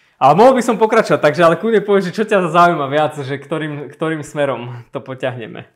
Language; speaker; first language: Slovak; early bilingual, other home language; Armenian